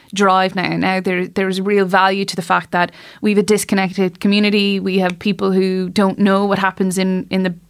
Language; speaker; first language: English; native; English